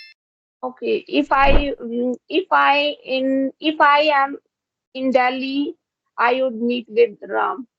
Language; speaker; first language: English; non-native, local second language; Hindi